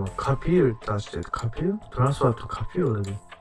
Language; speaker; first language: German; non-native, learner; Japanese